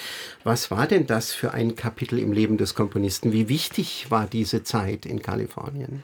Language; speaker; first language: German; native; German